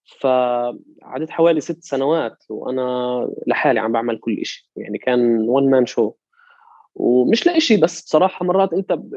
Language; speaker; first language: Arabic; native; Arabic